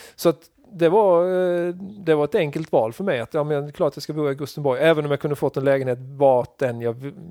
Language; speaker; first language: Swedish; native; Swedish